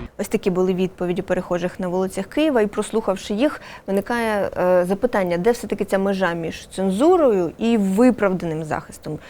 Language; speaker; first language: Ukrainian; native; Ukrainian